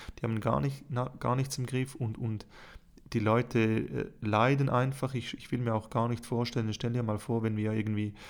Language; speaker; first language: German; native; German